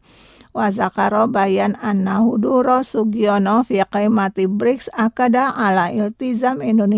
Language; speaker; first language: Arabic; non-native, learner; Indonesian